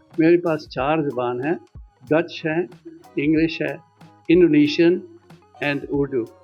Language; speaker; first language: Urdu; non-native, fluent; Dutch